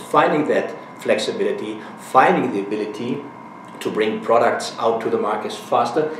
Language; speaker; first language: English; non-native, fluent; German